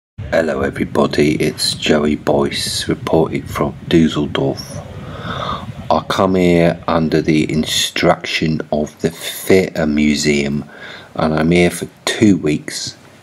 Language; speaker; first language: English; native; English